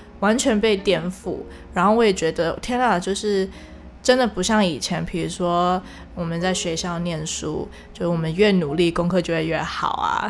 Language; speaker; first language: Chinese; native; Chinese